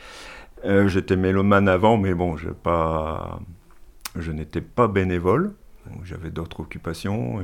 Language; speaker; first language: French; native; French